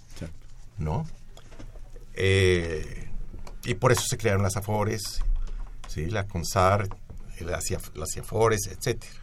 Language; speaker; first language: Spanish; native; Spanish